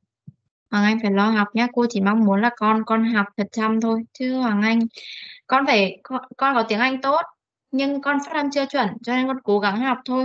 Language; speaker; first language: Vietnamese; native; Vietnamese